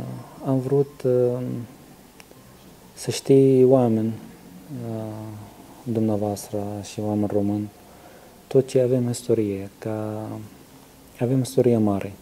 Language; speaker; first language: Romanian; non-native, learner; Arabic